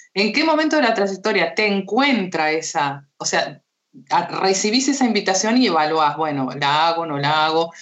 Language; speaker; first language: Spanish; early bilingual, heritage; Spanish